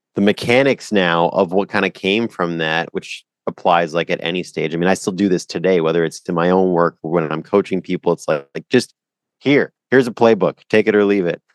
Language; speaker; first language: English; native; English